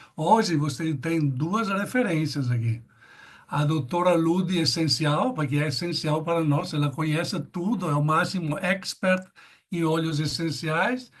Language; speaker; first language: Portuguese; non-native, fluent; Italian